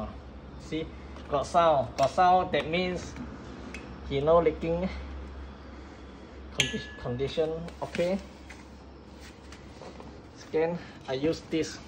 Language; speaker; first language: English; non-native, local second language; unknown